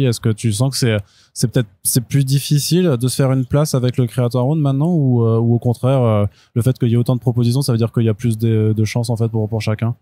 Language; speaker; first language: French; native; French